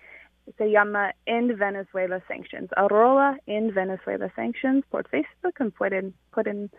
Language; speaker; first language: Spanish; non-native, fluent; English